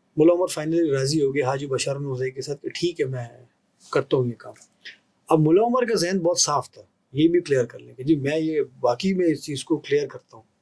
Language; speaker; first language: Urdu; non-native, local second language; Pashto